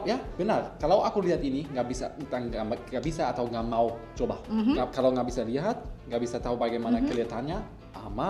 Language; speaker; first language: Indonesian; non-native, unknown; German